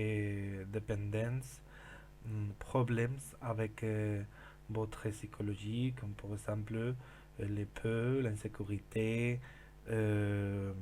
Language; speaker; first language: French; non-native, learner; Spanish